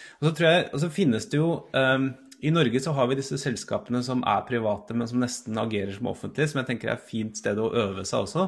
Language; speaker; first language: Norwegian; native; Norwegian